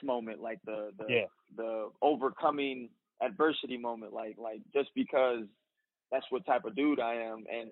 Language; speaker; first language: English; native; English